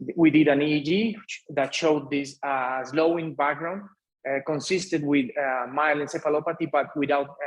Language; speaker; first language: English; non-native, fluent; Spanish